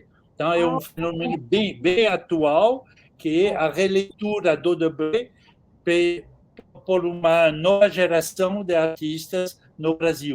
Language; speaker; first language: Portuguese; non-native, fluent; French